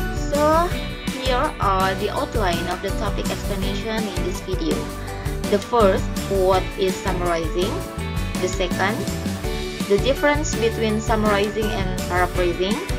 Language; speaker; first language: English; non-native, fluent; Indonesian